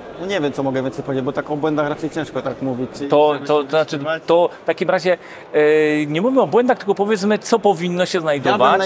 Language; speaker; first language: Polish; native; Polish